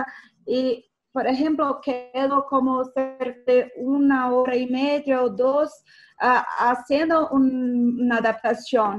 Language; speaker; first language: Spanish; non-native, fluent; Portuguese